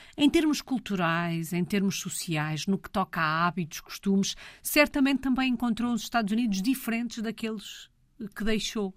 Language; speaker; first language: Portuguese; native; Portuguese